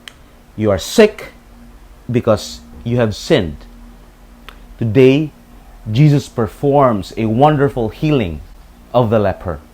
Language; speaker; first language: English; non-native, local second language; Filipino